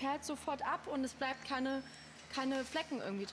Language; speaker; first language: German; native; German